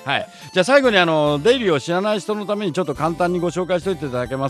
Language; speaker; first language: Japanese; native; Japanese